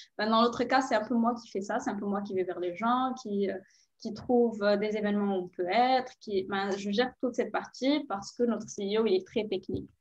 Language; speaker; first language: French; non-native, local second language; Arabic